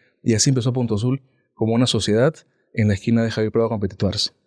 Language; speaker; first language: Spanish; native; Spanish